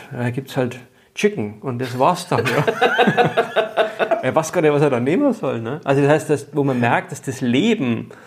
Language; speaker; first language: German; native; German